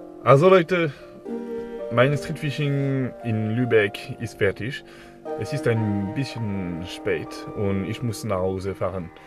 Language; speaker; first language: German; non-native, learner; French